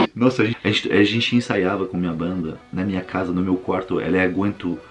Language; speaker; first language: Portuguese; non-native, fluent; French